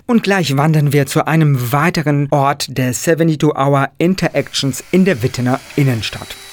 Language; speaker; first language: German; native; German